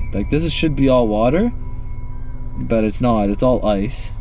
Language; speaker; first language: English; native; English